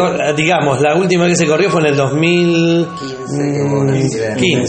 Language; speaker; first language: Spanish; native; Spanish